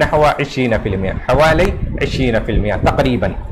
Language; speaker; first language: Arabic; non-native, fluent; Urdu